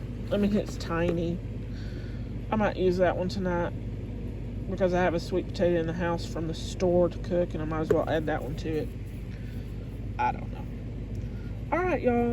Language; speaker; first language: English; native; English